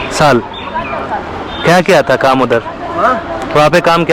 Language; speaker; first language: Hindi; non-native, local second language; Telugu